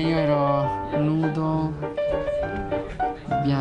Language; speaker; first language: Italian; native; Italian